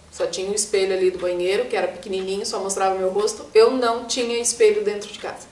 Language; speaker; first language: Portuguese; native; Portuguese